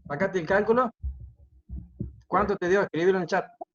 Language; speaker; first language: Spanish; native; Spanish